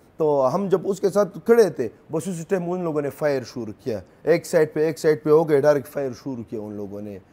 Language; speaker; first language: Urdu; non-native, local second language; Pashto